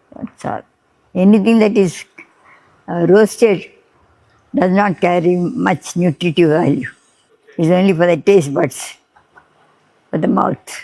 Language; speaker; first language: English; non-native, local second language; Telugu